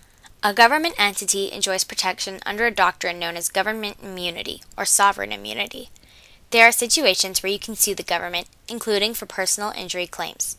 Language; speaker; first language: English; native; English